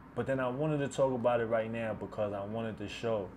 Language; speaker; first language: English; native; English